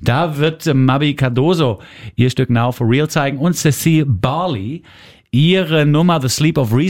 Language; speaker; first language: German; native; German